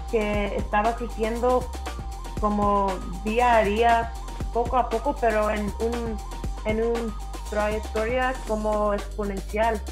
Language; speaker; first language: Spanish; early bilingual, heritage; English